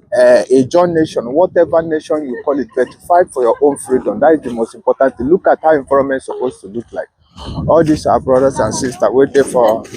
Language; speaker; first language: Nigerian Pidgin; non-native, local second language; Igbo